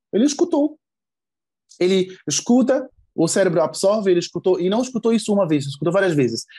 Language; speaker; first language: Portuguese; non-native, fluent; Arabic